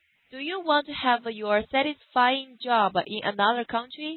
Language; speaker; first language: English; non-native, fluent; Chinese